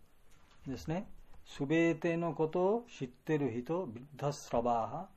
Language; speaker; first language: Japanese; non-native, fluent; Bangla